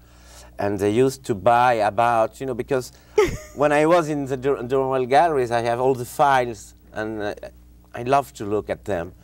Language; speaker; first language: English; non-native, fluent; French